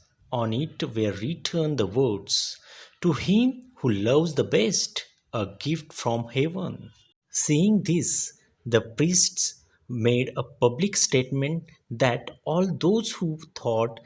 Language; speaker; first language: English; non-native, local second language; Marathi